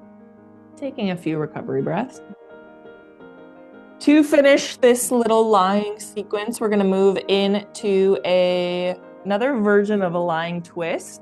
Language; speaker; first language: English; native; English